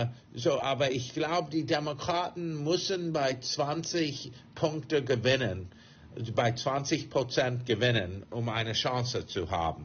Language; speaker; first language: German; non-native, fluent; English